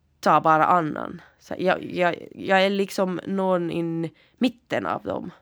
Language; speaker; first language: Swedish; non-native, local second language; Finnish